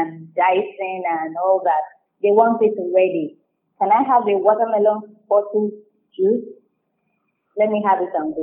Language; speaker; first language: English; non-native, local second language; Yoruba